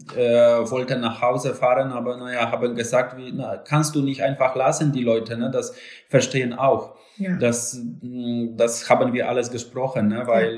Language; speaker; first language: German; non-native, learner; Polish